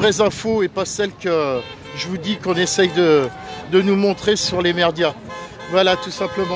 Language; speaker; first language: French; native; French